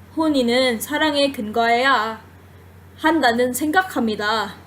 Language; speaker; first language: Korean; non-native, fluent; Vietnamese